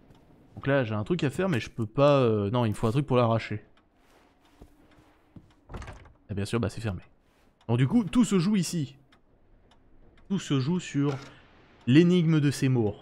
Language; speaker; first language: French; native; French